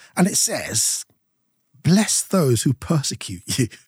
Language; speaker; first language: English; non-native, local second language; Yoruba